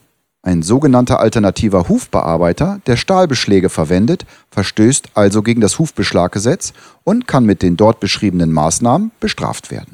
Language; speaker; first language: German; native; German